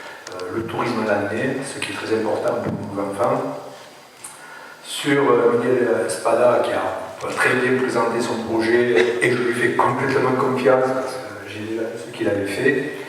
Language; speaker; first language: French; native; French